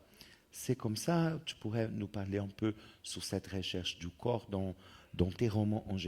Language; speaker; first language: French; non-native, fluent; Portuguese